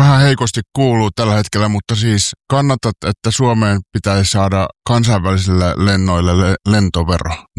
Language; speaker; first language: Finnish; native; Finnish